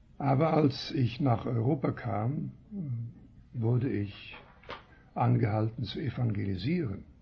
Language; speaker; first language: German; early bilingual, heritage; German